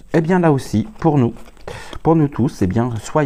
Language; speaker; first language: French; native; French